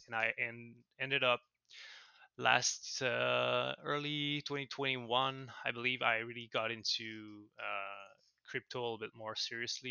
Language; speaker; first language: English; non-native, fluent; French